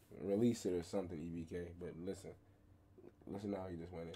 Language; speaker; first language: English; native; English